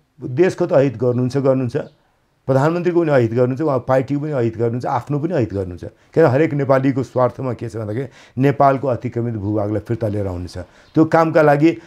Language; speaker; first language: Nepali; native; Nepali